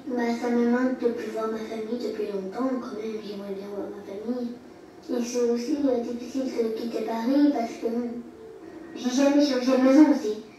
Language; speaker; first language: French; early bilingual, other home language; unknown